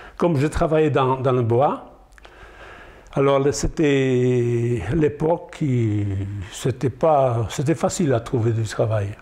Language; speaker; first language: French; non-native, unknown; Polish